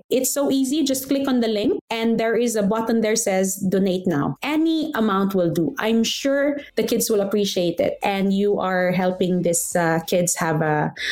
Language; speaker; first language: English; non-native, local second language; Aklanon